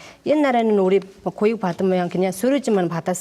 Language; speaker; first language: Korean; non-native, learner; Mongolian